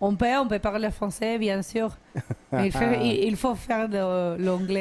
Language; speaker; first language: French; non-native, learner; Spanish